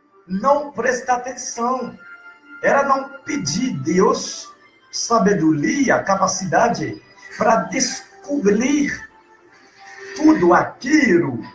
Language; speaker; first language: Portuguese; non-native, learner; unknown